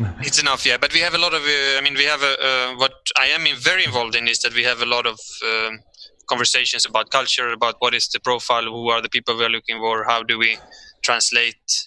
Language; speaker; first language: English; non-native, fluent; Swedish